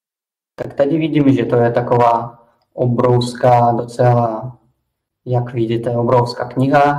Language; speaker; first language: Czech; non-native, fluent; Russian